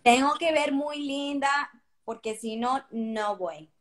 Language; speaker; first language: Spanish; early bilingual, heritage; Spanish